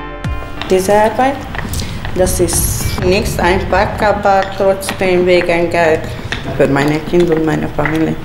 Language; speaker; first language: German; non-native, learner; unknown